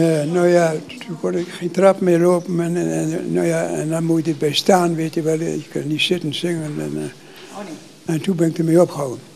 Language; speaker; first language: Dutch; native; Dutch